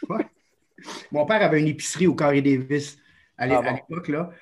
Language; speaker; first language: French; native; French